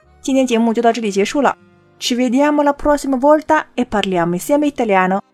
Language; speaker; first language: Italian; non-native, fluent; Chinese